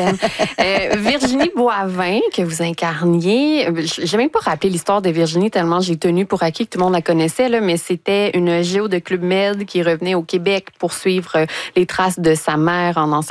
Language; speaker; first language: French; native; French